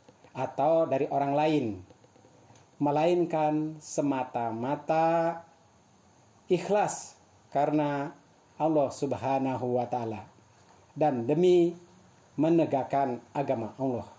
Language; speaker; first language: Indonesian; native; Indonesian